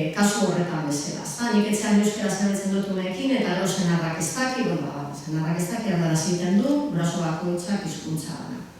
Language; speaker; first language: Basque; native; Basque